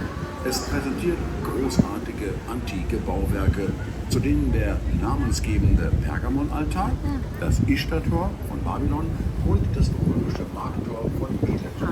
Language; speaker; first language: German; native; German